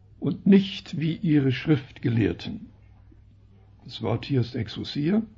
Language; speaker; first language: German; early bilingual, heritage; German